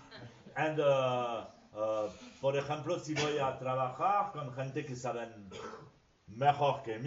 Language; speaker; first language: Spanish; non-native, fluent; French